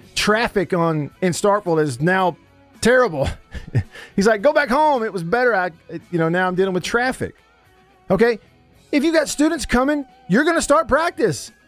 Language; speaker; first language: English; native; English